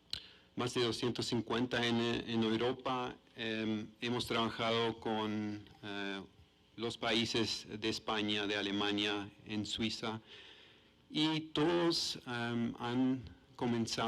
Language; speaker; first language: Spanish; non-native, fluent; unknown